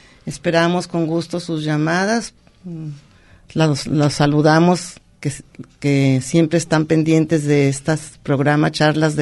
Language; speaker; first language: Spanish; native; Spanish